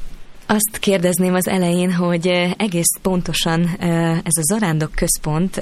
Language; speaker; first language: Hungarian; native; Hungarian